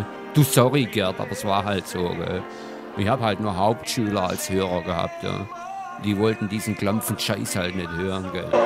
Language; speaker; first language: German; native; German